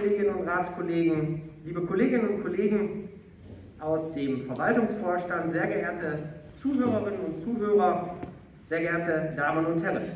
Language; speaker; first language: German; native; German